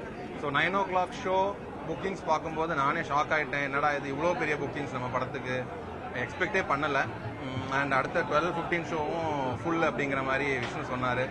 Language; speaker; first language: Tamil; native; Tamil